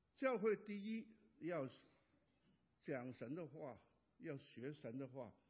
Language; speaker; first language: Chinese; non-native, local second language; Cantonese